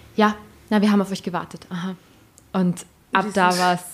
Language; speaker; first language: German; native; German